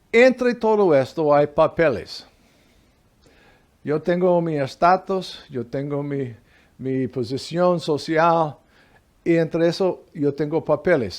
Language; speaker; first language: Spanish; non-native, fluent; English